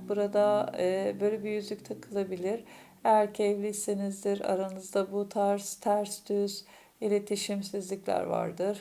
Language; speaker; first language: Turkish; native; Turkish